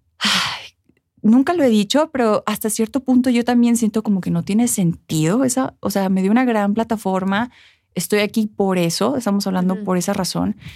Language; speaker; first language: Spanish; early bilingual, heritage; Spanish